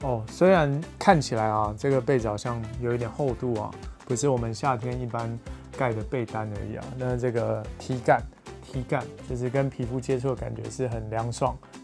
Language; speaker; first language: Chinese; native; Chinese